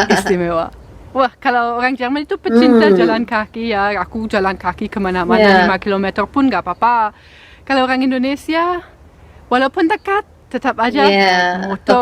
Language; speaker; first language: Indonesian; non-native, fluent; German